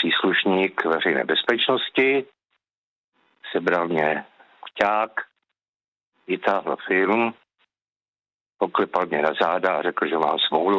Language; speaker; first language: Czech; native; Czech